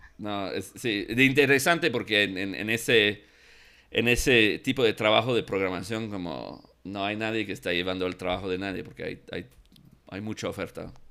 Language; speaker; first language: Spanish; non-native, fluent; English